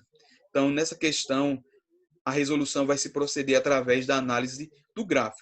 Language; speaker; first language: Portuguese; native; Portuguese